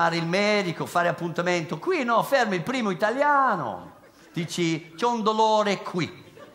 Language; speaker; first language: Italian; non-native, fluent; English